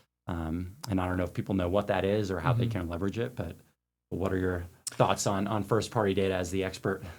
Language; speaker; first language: English; native; English